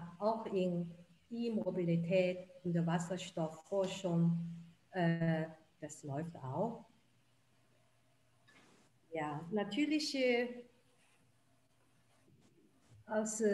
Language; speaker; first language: German; non-native, fluent; Chinese